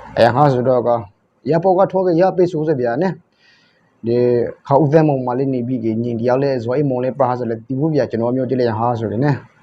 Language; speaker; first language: Burmese; native; Burmese